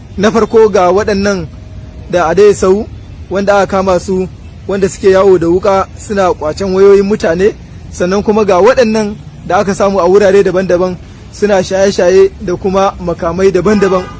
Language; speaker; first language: Hausa; native; Hausa